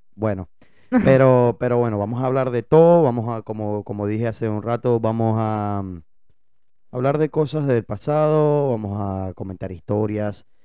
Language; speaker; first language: Spanish; native; Spanish